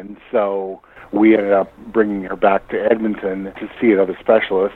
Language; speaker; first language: English; native; English